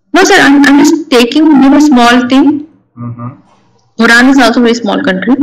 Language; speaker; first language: English; non-native, local second language; Urdu